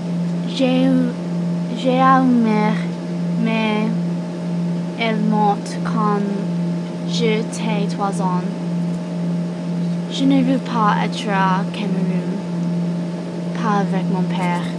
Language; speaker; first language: French; non-native, learner; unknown